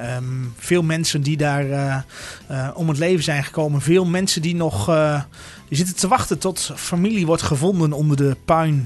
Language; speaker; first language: Dutch; native; Dutch